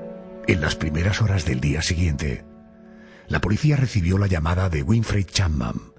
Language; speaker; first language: Spanish; native; Spanish